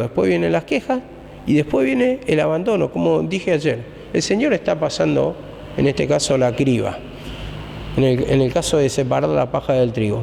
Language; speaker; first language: Spanish; native; Spanish